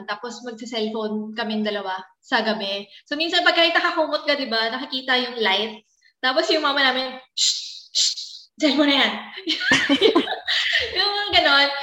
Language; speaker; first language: English; non-native, local second language; Filipino